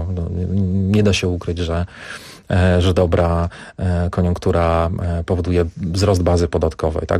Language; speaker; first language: Polish; native; Polish